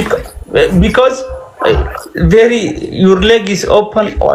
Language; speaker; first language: English; non-native, learner; Oromo